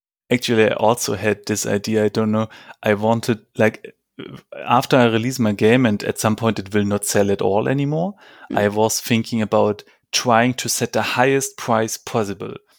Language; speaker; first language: English; non-native, fluent; German